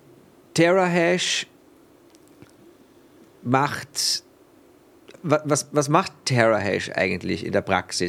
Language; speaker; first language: German; native; German